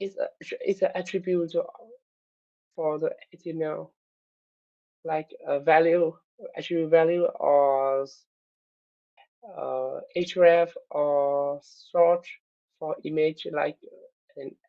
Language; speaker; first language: English; non-native, learner; Vietnamese